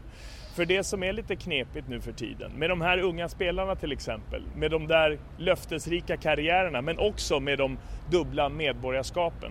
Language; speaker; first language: Swedish; native; Swedish